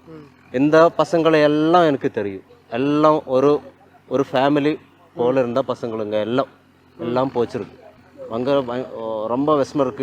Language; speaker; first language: Tamil; non-native, local second language; Malayalam